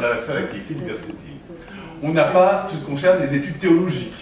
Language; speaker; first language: French; native; French